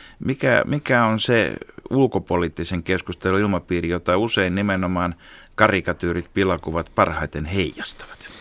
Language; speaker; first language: Finnish; native; Finnish